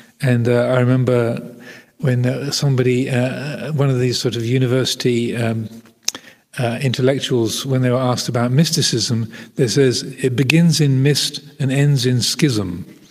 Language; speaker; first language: English; native; English